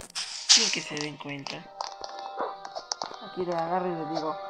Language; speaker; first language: Spanish; native; Spanish